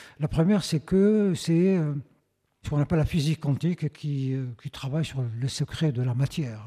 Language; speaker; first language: French; non-native, local second language; Arabic